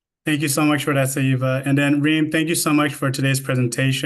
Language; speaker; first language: English; native; English